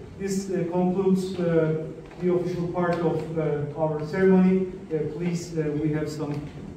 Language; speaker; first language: English; non-native, fluent; Turkish